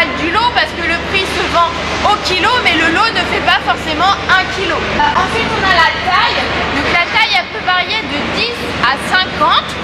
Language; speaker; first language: French; native; French